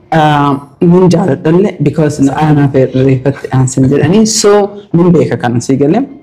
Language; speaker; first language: Oromo; early bilingual, heritage; Oromo